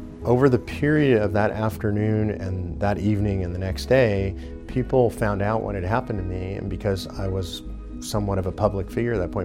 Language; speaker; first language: English; native; English